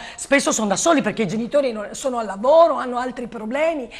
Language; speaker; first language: Italian; native; Italian